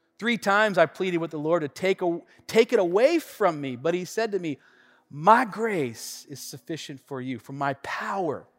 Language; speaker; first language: English; native; English